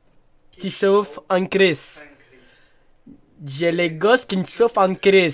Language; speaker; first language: French; native; French